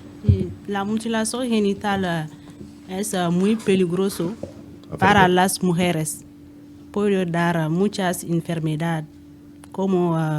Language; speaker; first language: Spanish; non-native, learner; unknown